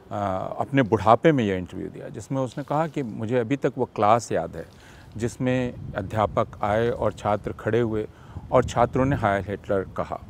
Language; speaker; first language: Hindi; native; Hindi